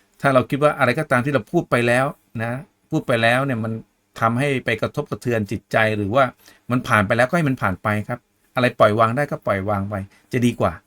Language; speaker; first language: Thai; native; Thai